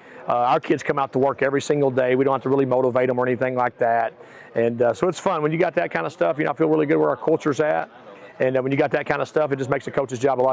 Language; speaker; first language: English; native; English